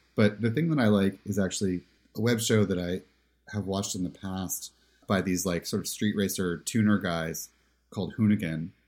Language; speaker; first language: English; native; English